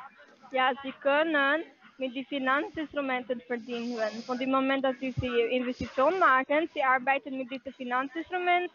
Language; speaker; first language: German; non-native, learner; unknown